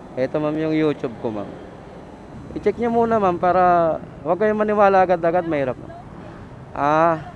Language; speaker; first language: Filipino; non-native, local second language; Iloko